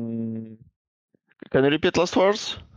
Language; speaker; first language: English; non-native, learner; Russian